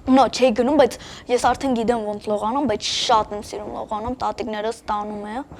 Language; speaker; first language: Armenian; early bilingual, heritage; Armenian